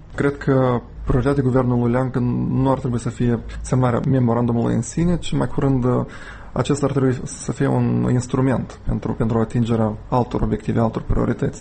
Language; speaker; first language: Romanian; native; Romanian